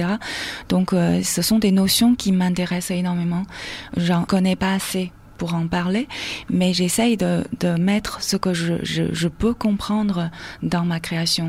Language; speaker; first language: French; non-native, fluent; Chinese